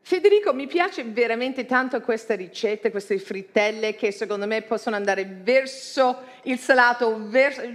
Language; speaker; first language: Italian; non-native, fluent; English